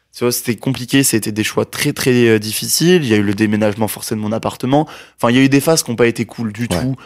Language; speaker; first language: French; native; French